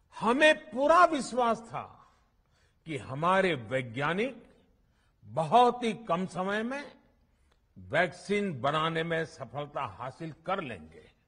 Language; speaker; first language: Hindi; non-native, local second language; Gujarati